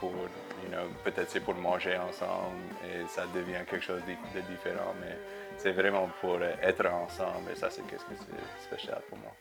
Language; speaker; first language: French; non-native, local second language; English